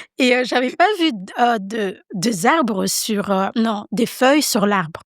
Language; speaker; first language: French; early bilingual, other home language; Lingala